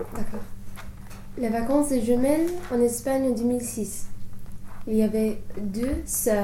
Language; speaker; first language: French; non-native, learner; English